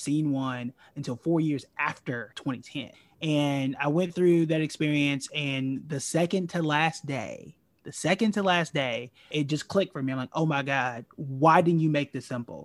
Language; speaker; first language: English; native; English